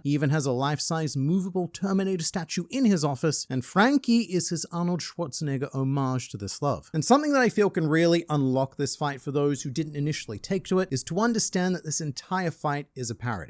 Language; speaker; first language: English; native; English